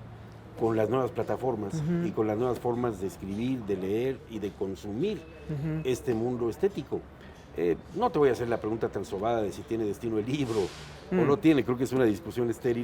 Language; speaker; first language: Spanish; native; Spanish